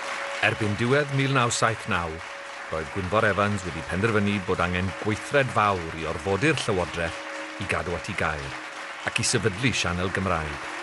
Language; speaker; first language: Welsh; native; Welsh